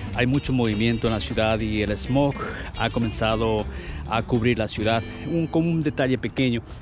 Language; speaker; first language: Spanish; native; Spanish